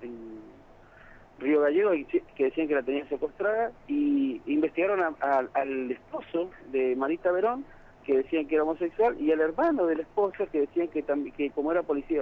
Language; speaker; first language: Spanish; native; Spanish